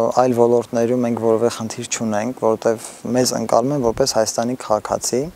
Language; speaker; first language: Armenian; non-native, local second language; Assyrian Neo-Aramaic